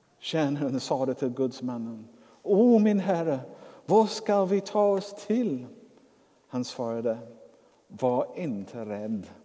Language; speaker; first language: Swedish; non-native, fluent; English